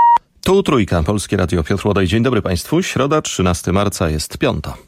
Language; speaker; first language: Polish; native; Polish